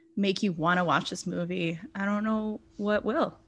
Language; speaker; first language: English; non-native, fluent; Portuguese